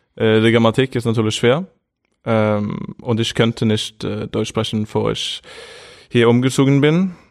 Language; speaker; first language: German; non-native, fluent; Norwegian